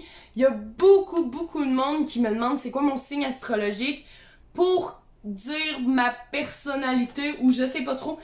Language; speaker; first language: French; native; French